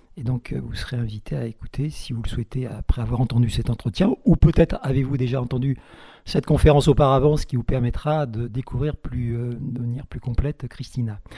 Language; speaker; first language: French; native; French